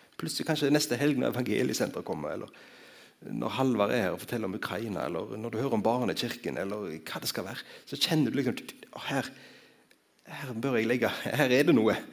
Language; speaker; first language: Norwegian; native; Norwegian